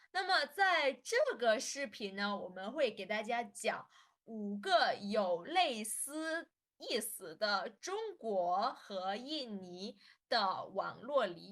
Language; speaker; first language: Chinese; non-native, local second language; Indonesian